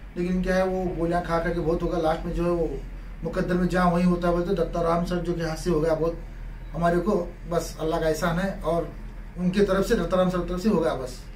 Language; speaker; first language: Hindi; non-native, local second language; Urdu